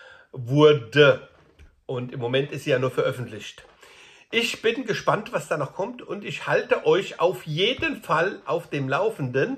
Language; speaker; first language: German; native; German